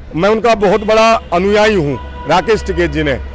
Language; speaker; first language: Hindi; native; Hindi